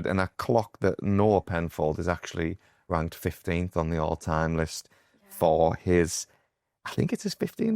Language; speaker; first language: English; native; English